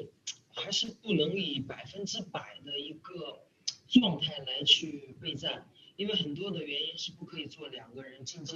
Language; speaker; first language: Chinese; native; Chinese